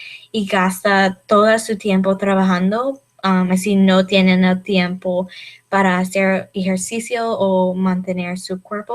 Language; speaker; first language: Spanish; non-native, learner; English